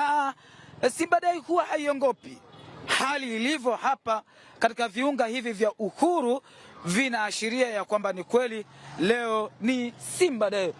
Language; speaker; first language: Swahili; native; Swahili